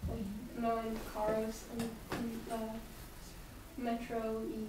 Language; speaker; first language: Spanish; non-native, learner; English